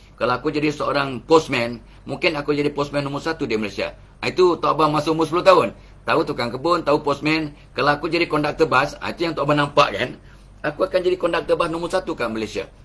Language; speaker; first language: Malay; native; Malay